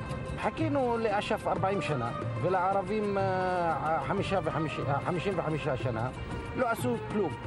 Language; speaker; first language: Hebrew; non-native, local second language; Arabic